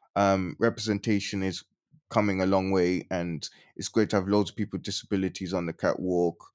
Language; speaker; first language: English; native; English